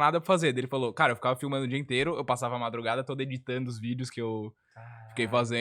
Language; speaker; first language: Portuguese; native; Portuguese